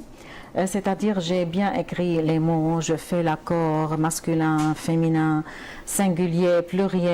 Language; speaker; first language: French; non-native, fluent; Arabic